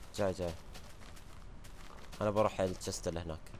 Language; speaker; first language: Arabic; native; Arabic